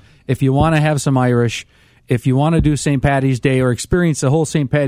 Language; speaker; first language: English; native; English